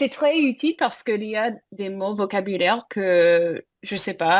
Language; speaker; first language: French; non-native, fluent; English